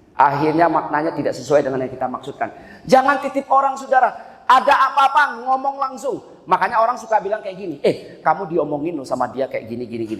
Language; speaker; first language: Indonesian; native; Indonesian